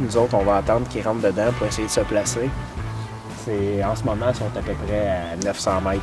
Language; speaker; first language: French; native; French